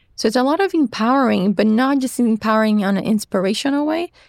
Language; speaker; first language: English; non-native, fluent; Portuguese